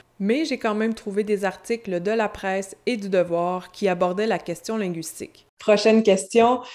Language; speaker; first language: French; native; French